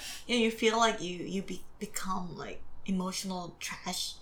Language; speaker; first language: English; non-native, learner; Korean